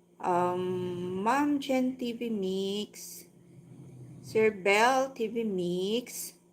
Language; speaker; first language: Filipino; non-native, local second language; Hiligaynon